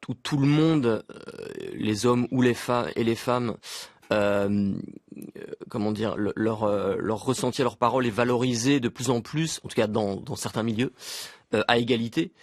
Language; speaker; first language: French; native; French